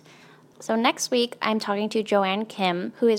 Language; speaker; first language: English; early bilingual, other home language; Chinese